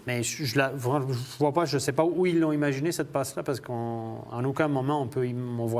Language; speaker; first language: French; native; French